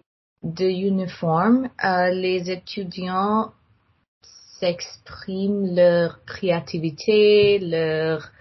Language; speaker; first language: French; non-native, learner; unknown